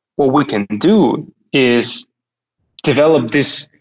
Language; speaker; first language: English; non-native, fluent; Russian